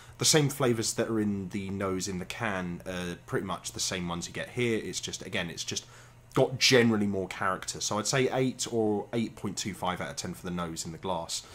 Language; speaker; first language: English; native; English